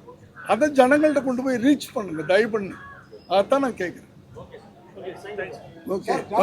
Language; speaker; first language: Tamil; native; Tamil